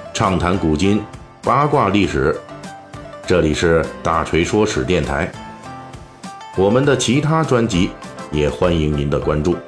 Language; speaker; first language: Chinese; native; Chinese